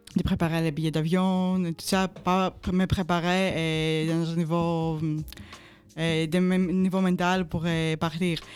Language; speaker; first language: French; non-native, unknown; Greek